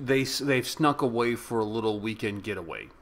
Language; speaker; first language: English; native; English